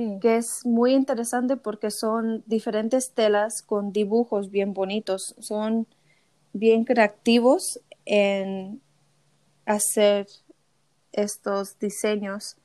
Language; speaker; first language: Spanish; early bilingual, heritage; Spanish